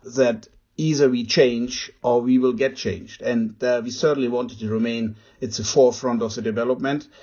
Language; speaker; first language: English; non-native, fluent; German